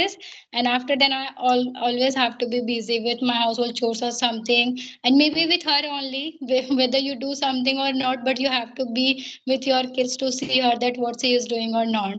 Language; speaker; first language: English; non-native, learner; Hindi